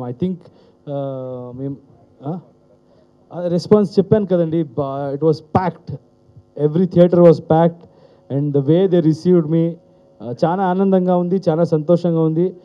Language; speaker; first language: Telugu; non-native, learner; Kannada